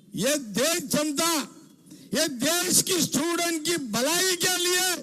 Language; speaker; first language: Hindi; non-native, local second language; Telugu